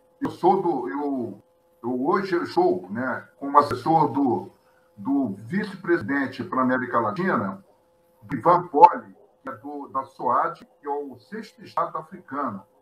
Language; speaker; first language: Portuguese; native; Portuguese